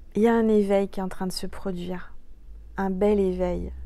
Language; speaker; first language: French; native; French